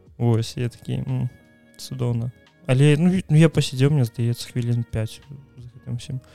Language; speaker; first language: Belarusian; non-native, local second language; Russian